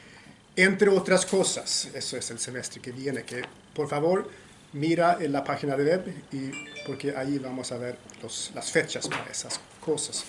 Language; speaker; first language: Spanish; non-native, fluent; Swedish